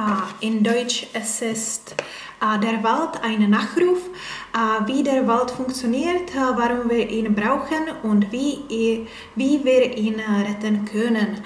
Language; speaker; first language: German; non-native, learner; Czech